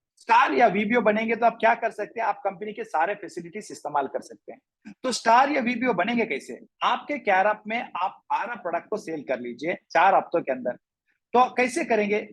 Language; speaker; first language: Hindi; non-native, local second language; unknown